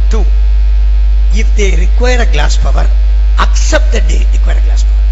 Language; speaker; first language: English; non-native, local second language; Tamil